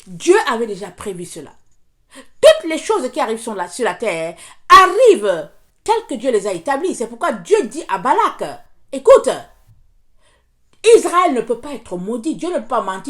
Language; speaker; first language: French; native; French